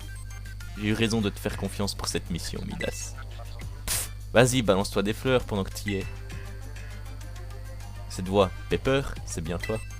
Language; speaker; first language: French; native; French